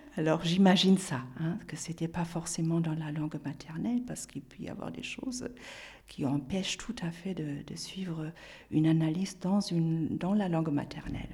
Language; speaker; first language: French; non-native, fluent; German